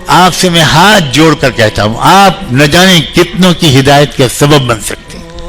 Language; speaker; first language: Urdu; native; Urdu